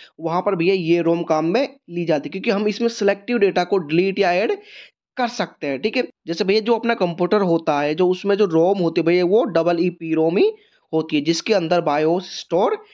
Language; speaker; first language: Hindi; native; Hindi